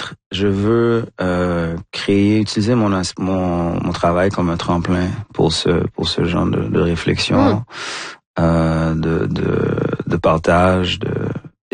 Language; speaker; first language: French; native; French